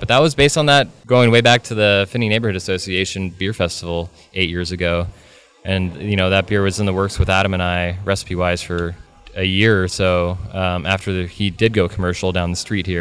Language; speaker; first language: English; native; English